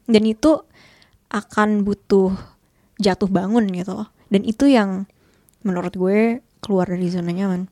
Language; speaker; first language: Indonesian; native; Indonesian